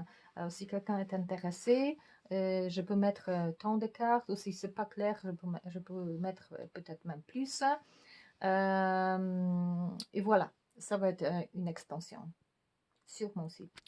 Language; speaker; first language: French; non-native, fluent; Polish